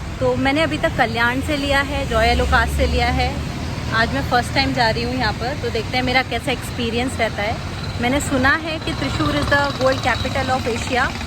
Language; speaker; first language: Hindi; native; Hindi